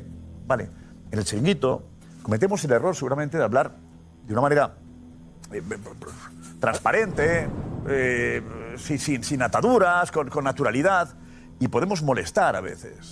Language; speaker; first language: Spanish; native; Spanish